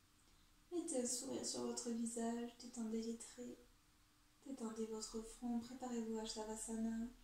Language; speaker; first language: French; native; French